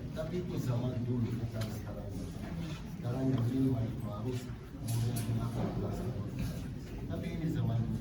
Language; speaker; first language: Indonesian; non-native, fluent; Hebrew